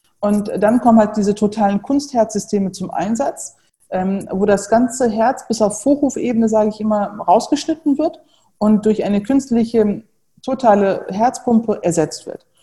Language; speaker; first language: German; early bilingual, other home language; Turkish